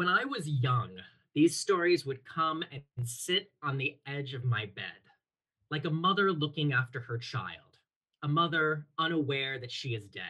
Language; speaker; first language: English; native; English